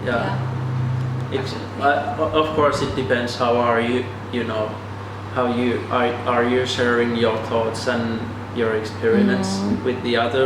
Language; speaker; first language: English; non-native, fluent; Finnish